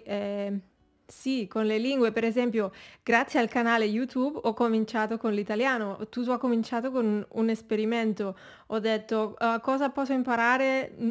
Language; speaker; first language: Italian; non-native, learner; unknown